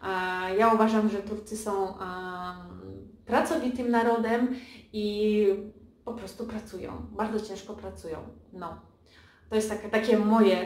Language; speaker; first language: Polish; early bilingual, heritage; Polish